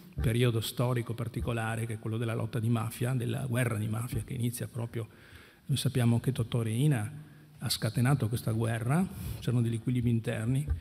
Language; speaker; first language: Italian; native; Italian